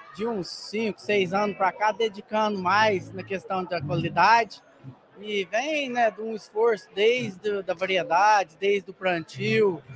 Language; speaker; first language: Portuguese; native; Portuguese